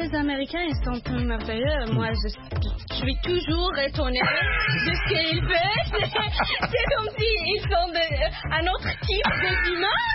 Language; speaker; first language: French; non-native, learner; Arabic